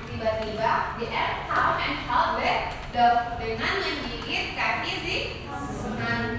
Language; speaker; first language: English; non-native, learner; Indonesian